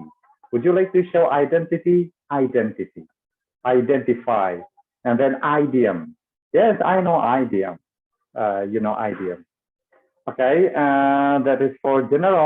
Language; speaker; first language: English; non-native, fluent; Indonesian